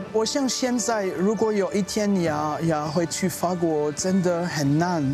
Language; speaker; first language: Chinese; non-native, learner; French